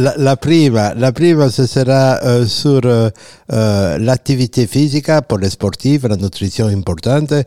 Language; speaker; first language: French; non-native, fluent; Italian